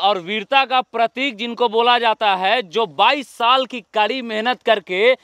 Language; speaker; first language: Hindi; native; Hindi